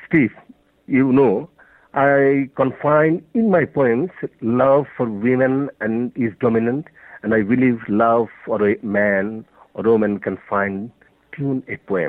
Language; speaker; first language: English; non-native, local second language; Bangla